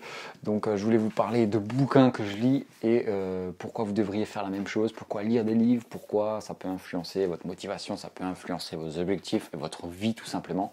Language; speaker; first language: French; native; French